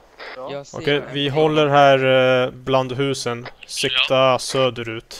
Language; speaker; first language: Swedish; native; Swedish